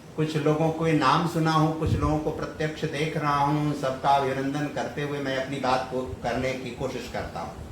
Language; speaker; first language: Hindi; native; Hindi